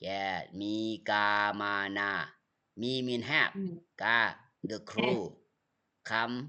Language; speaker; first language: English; non-native, learner; Thai